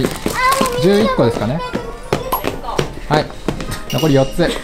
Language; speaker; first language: Japanese; native; Japanese